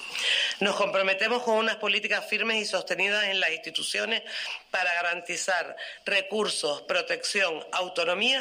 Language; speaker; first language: Spanish; native; Spanish